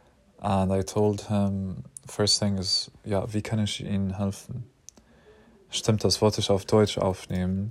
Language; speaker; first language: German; non-native, learner; English